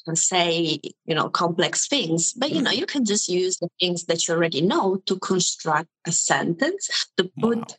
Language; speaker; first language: English; non-native, fluent; Italian